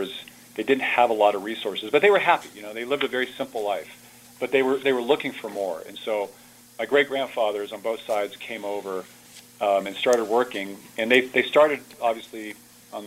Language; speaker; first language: English; early bilingual, other home language; Italian